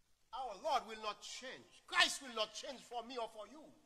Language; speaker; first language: English; non-native, fluent; Haitian Creole